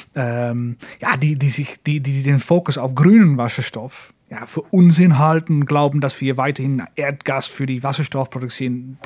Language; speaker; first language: German; non-native, fluent; Dutch